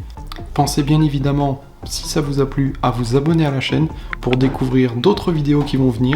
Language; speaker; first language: French; native; French